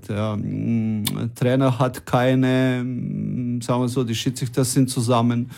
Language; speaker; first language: German; non-native, fluent; Croatian